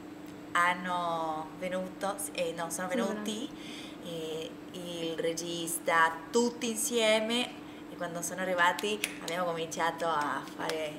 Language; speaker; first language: Italian; non-native, learner; Spanish